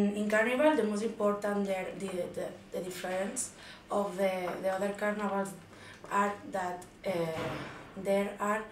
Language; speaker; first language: English; non-native, learner; Spanish